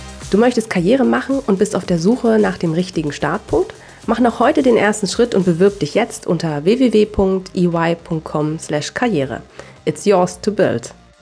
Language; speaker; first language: German; native; German